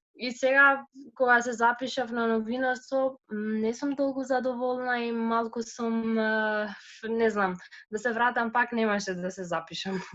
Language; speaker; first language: Macedonian; non-native, local second language; Albanian